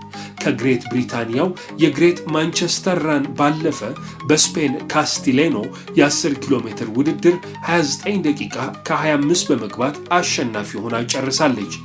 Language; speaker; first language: Amharic; native; Amharic